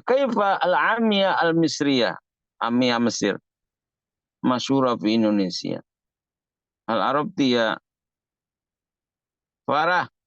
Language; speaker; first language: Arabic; non-native, fluent; Indonesian